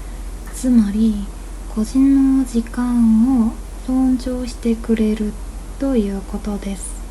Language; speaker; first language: Japanese; non-native, fluent; Korean